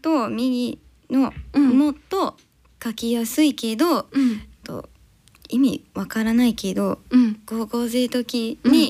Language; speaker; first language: Japanese; non-native, learner; English